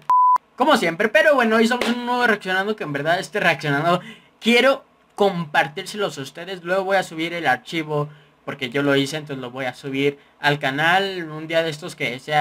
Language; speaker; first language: Spanish; native; Spanish